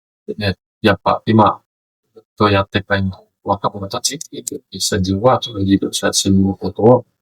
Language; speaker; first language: Japanese; non-native, learner; Indonesian